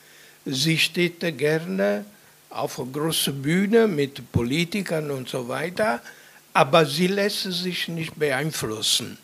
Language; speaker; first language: German; non-native, fluent; Italian